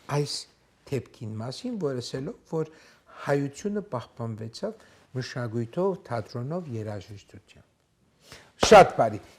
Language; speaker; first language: Armenian; early bilingual, heritage; Armenian